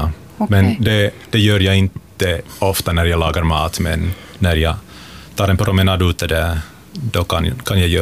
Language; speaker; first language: Swedish; non-native, local second language; Finnish